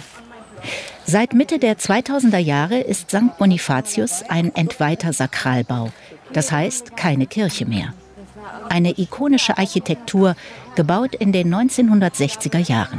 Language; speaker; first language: German; native; German